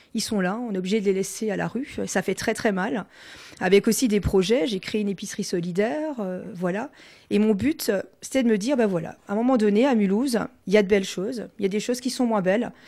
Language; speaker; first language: French; non-native, local second language; Swiss German